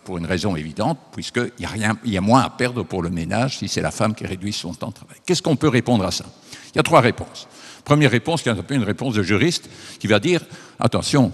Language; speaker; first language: French; native; French